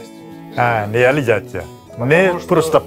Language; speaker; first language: Russian; non-native, learner; Korean